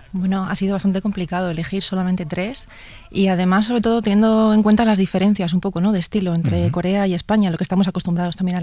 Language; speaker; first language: Spanish; native; Spanish